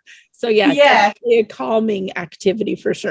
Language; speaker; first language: English; native; English